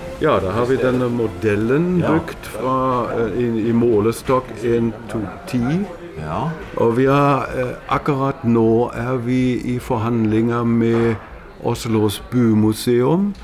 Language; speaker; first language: Norwegian; non-native, fluent; German